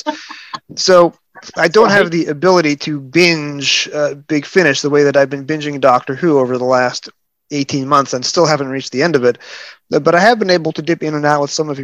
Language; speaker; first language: English; native; English